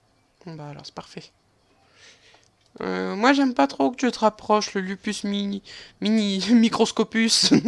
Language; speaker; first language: French; native; French